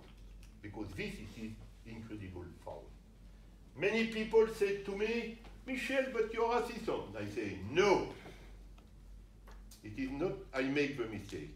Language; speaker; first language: English; non-native, learner; French